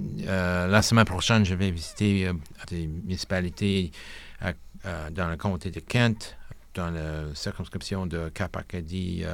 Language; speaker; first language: French; non-native, local second language; English